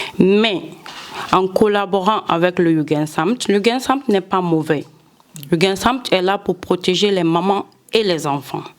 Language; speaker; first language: French; non-native, local second language; Fula